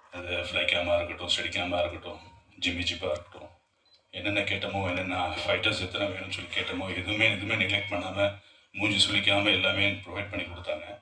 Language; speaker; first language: Tamil; native; Tamil